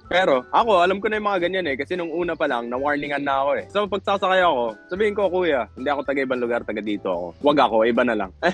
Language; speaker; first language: Filipino; non-native, fluent; Arabic